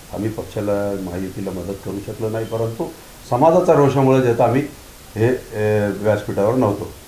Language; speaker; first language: Marathi; non-native, local second language; Urdu